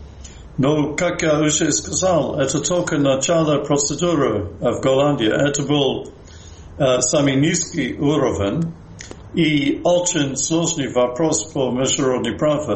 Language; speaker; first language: Russian; non-native, fluent; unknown